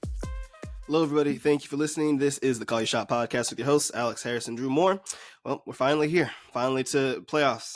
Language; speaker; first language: English; native; English